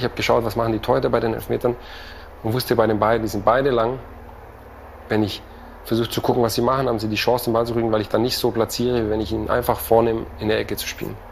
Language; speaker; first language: German; native; German